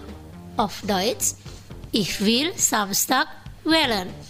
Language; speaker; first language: German; non-native, fluent; Indonesian